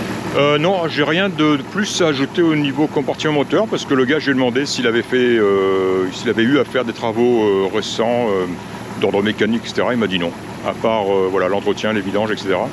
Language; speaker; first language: French; native; French